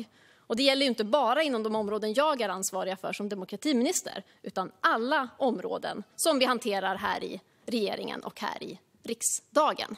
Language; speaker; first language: Swedish; native; Swedish